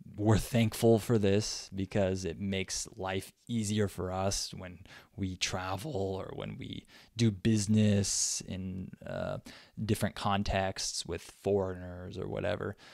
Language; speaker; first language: English; native; English